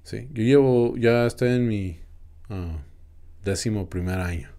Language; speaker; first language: Spanish; early bilingual, other home language; English